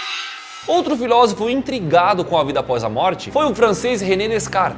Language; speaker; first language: Portuguese; native; Portuguese